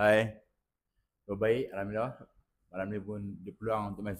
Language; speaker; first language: Malay; native; Malay